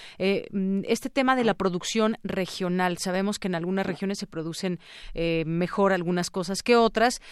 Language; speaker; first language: Spanish; native; Spanish